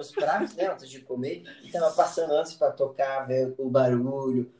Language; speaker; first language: Portuguese; non-native, fluent; French